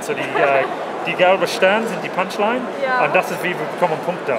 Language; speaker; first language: German; non-native, learner; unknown